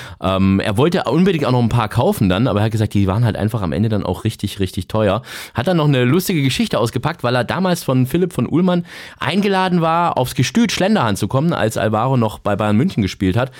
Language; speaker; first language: German; native; German